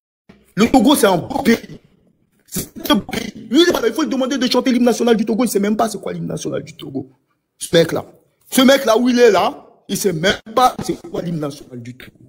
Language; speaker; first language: French; non-native, local second language; Ewe